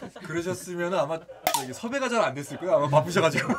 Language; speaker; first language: Korean; native; Korean